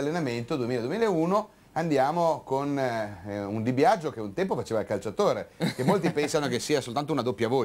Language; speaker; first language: Italian; native; Italian